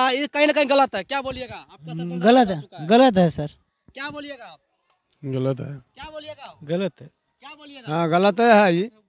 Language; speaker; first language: Hindi; native; Hindi